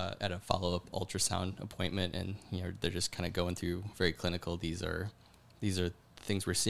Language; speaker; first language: English; native; English